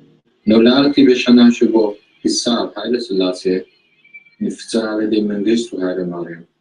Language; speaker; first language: Hebrew; early bilingual, other home language; Amharic